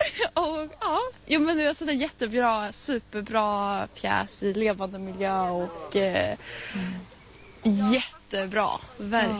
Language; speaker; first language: Swedish; native; Swedish